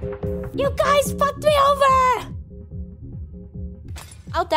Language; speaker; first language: English; native; English